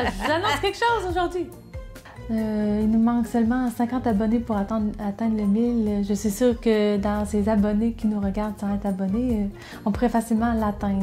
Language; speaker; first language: French; native; French